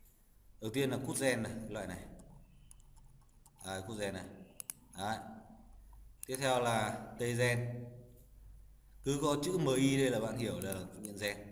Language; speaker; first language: Vietnamese; native; Vietnamese